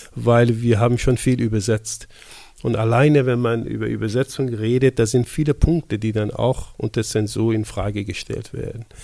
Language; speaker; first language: German; non-native, fluent; Persian